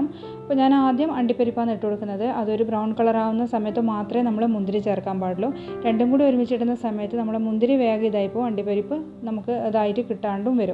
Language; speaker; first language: Malayalam; native; Malayalam